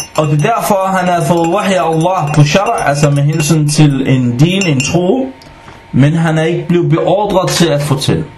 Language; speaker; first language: Danish; non-native, fluent; Arabic